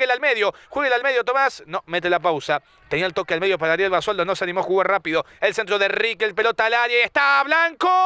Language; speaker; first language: Spanish; native; Spanish